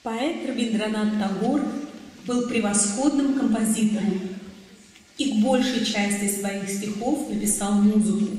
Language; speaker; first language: Russian; native; Russian